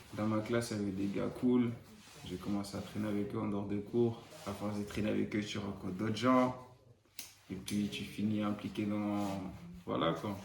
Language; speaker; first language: French; non-native, fluent; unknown